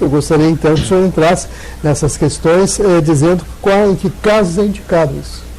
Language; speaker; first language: Portuguese; native; Portuguese